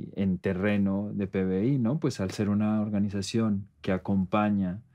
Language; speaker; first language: Spanish; native; Spanish